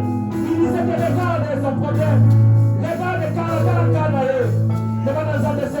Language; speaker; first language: French; non-native, local second language; Lingala